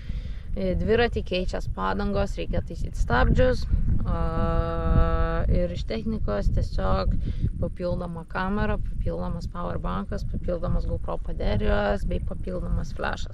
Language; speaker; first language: Lithuanian; native; Lithuanian